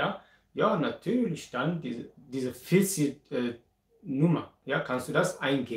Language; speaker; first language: German; non-native, fluent; Amharic